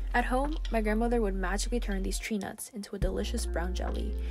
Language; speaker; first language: English; native; English